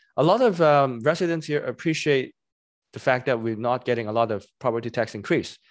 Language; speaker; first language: English; non-native, local second language; Cantonese